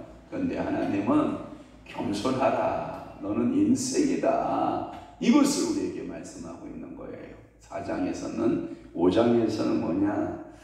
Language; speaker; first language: Korean; native; Korean